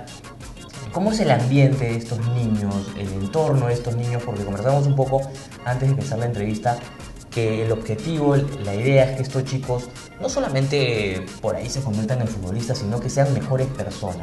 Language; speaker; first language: Spanish; native; Spanish